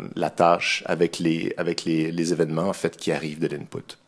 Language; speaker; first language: French; native; French